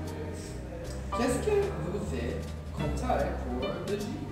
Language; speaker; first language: French; non-native, learner; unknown